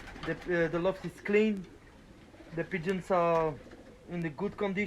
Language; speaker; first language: English; non-native, learner; French